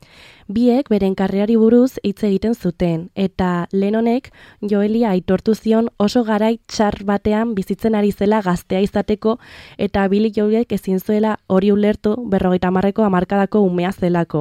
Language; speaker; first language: Basque; native; Basque